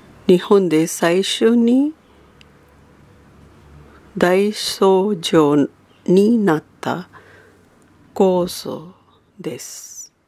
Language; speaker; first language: Japanese; non-native, fluent; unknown